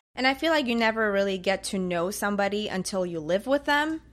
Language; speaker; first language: English; early bilingual, other home language; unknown